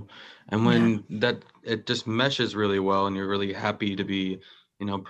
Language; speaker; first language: English; native; English